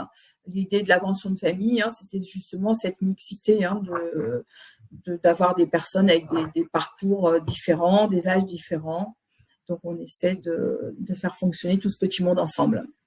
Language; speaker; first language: French; native; French